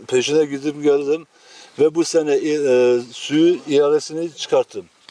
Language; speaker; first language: Turkish; native; Turkish